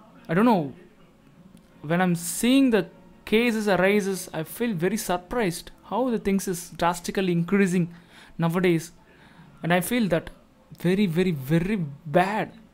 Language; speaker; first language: English; non-native, local second language; Tamil